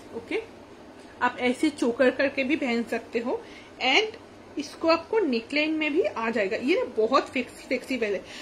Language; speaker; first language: Hindi; non-native, local second language; Bangla